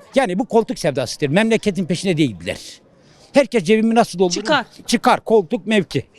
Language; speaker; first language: Turkish; non-native, local second language; Kurdish